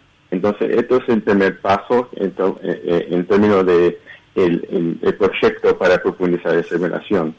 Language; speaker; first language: Spanish; early bilingual, heritage; Spanish